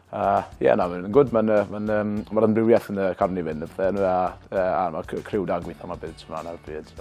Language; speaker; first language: Welsh; native; Welsh